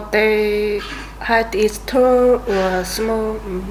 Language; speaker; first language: English; non-native, learner; Korean